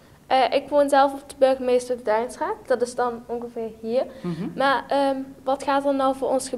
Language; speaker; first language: Dutch; native; Dutch